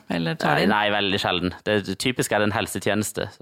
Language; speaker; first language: Norwegian; native; Norwegian